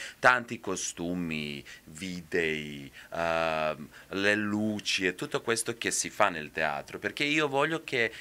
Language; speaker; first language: Italian; non-native, fluent; Serbian